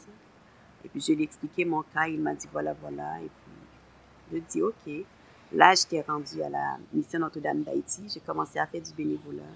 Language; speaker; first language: French; non-native, local second language; Haitian Creole